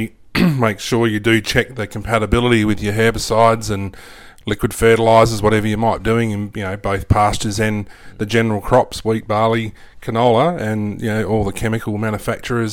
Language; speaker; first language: English; native; English